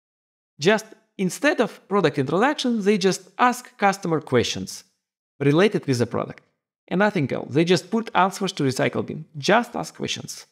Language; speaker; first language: English; non-native, fluent; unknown